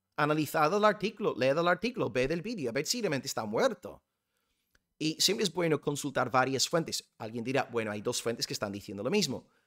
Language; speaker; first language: Spanish; non-native, fluent; English